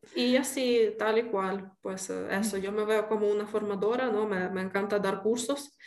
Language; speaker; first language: Spanish; non-native, fluent; Ukrainian